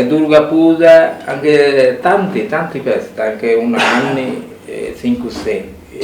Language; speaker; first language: Italian; non-native, learner; Bangla